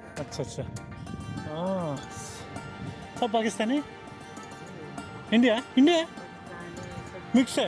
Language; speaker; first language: Hindi; non-native, local second language; Telugu